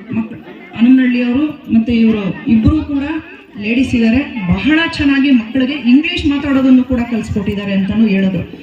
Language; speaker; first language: Kannada; native; Kannada